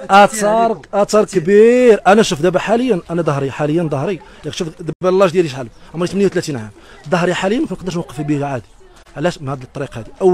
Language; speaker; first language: Arabic; native; Arabic